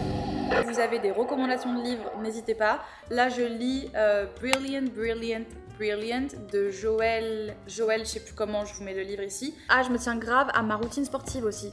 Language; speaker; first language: French; native; French